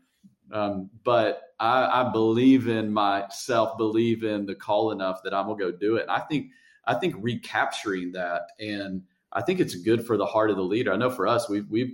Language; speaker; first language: English; native; English